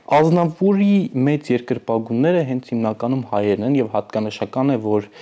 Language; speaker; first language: Armenian; native; Armenian